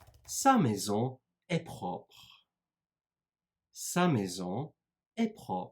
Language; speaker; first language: French; non-native, fluent; Turkish